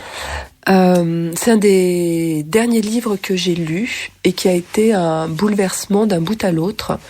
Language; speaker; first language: French; native; French